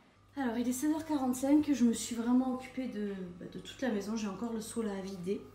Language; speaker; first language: French; native; French